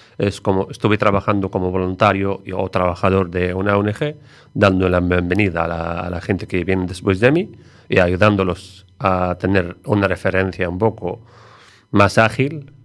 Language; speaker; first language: Spanish; non-native, fluent; Arabic